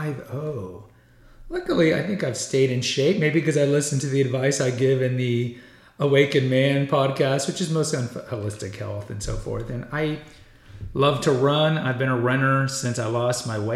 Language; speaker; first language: English; native; English